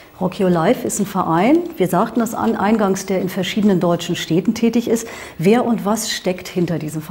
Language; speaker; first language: German; native; German